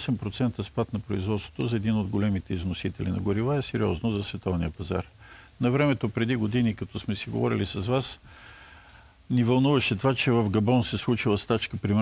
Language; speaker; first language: Bulgarian; native; Bulgarian